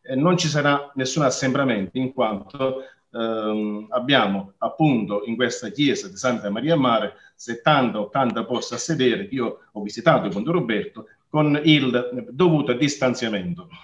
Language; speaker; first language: Italian; native; Italian